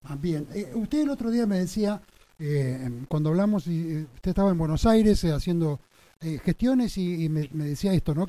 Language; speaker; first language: Spanish; native; Spanish